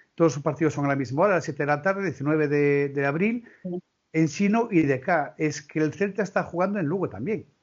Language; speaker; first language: Spanish; non-native, local second language; Galician